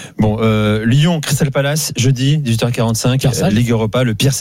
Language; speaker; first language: French; native; French